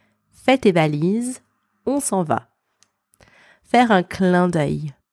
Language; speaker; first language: French; native; French